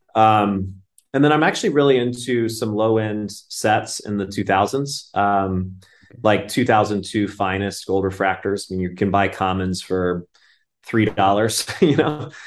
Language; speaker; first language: English; native; English